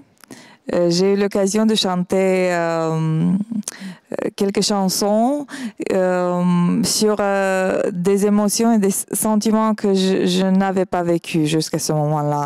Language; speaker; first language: French; non-native, fluent; Romanian